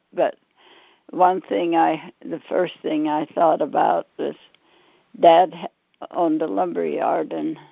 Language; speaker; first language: English; native; English